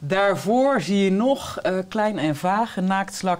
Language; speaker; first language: Dutch; native; Dutch